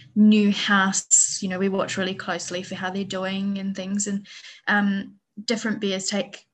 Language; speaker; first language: English; native; English